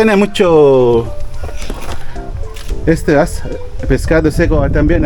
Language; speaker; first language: Spanish; non-native, learner; Filipino